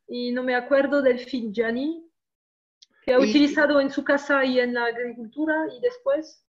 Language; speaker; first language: Spanish; non-native, learner; French